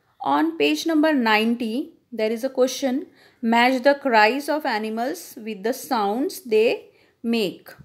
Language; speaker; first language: English; non-native, local second language; Hindi